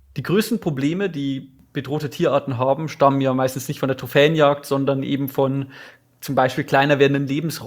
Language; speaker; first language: German; native; German